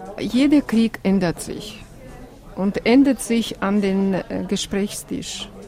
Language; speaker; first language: German; non-native, fluent; Russian